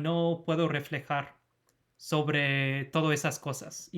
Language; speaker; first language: Spanish; non-native, fluent; English